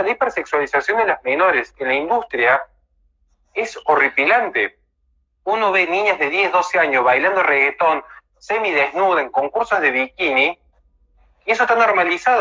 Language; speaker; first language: Spanish; native; Spanish